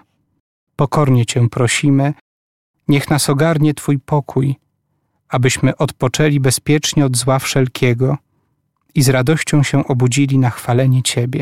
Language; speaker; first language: Polish; native; Polish